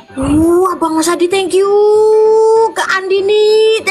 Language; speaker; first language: Indonesian; native; Indonesian